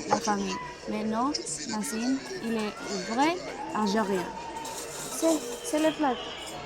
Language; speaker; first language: French; non-native, learner; English